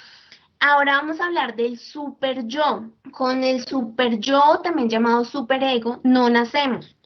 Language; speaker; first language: Spanish; native; Spanish